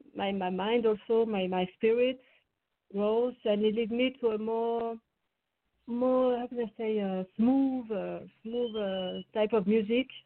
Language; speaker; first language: English; non-native, fluent; French